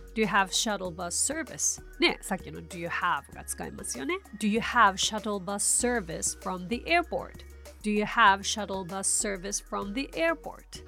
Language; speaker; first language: English; non-native, fluent; Japanese